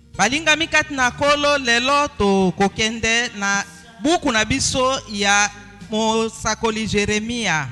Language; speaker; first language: Lingala; native; Lingala